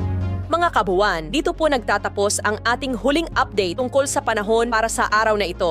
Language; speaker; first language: Filipino; native; Filipino